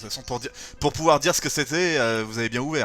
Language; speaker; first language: French; native; French